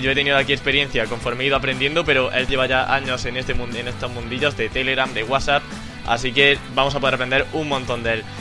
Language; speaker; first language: Spanish; native; Spanish